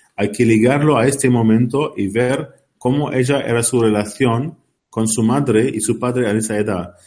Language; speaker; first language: Spanish; non-native, learner; Arabic